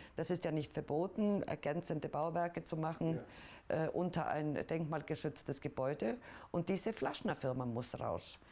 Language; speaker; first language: German; non-native, fluent; Icelandic